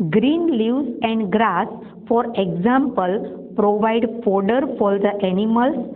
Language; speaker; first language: English; non-native, local second language; Gujarati